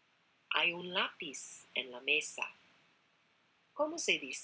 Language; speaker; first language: Spanish; non-native, fluent; English